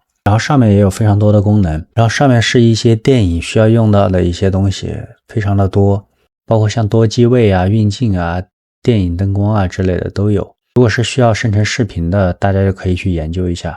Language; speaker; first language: Chinese; native; Chinese